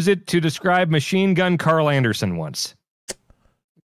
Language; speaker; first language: English; native; English